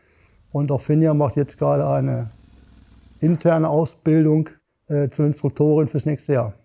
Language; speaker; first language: German; native; German